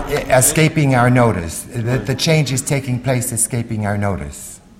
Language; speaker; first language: English; native; English